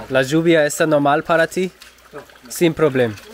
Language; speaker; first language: Spanish; non-native, learner; German